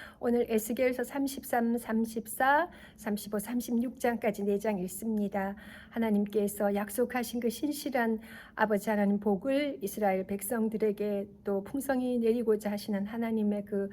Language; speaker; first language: Korean; native; Korean